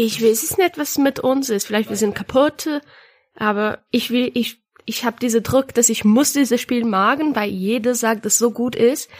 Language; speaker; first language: German; non-native, learner; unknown